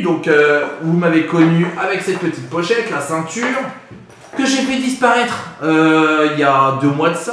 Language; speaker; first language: French; native; French